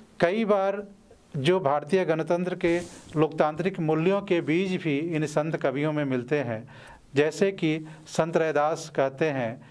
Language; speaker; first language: Hindi; native; Hindi